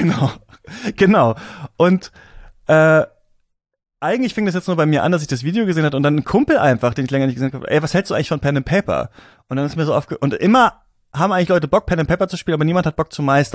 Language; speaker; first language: German; native; German